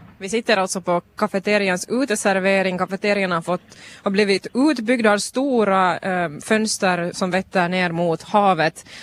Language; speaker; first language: Swedish; native; Swedish